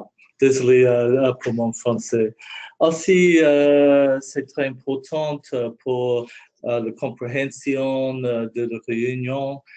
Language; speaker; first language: French; non-native, learner; English